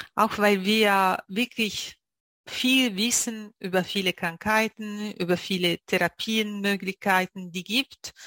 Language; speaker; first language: German; non-native, fluent; Italian